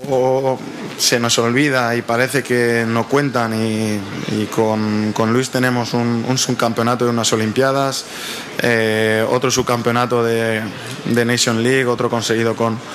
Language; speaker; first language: Spanish; native; Spanish